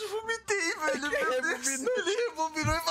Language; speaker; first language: Portuguese; native; Portuguese